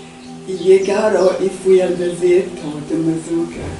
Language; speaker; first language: Spanish; non-native, learner; English